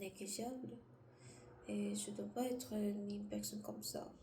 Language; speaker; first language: French; non-native, learner; Korean